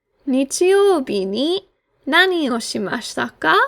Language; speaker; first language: Japanese; non-native, fluent; English